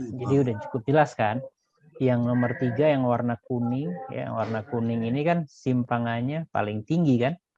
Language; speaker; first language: Indonesian; native; Indonesian